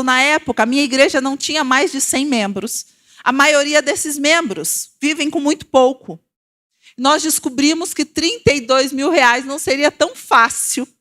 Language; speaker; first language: Portuguese; native; Portuguese